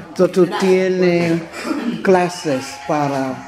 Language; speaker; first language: Spanish; non-native, learner; English